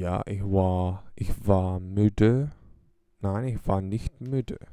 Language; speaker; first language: German; non-native, learner; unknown